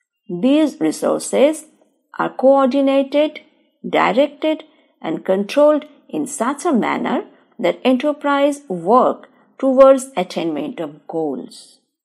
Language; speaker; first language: English; non-native, local second language; Bangla